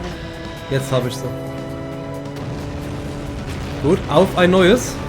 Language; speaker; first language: German; native; German